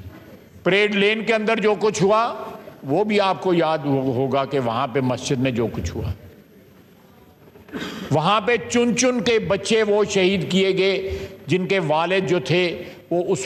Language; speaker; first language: Urdu; non-native, local second language; Punjabi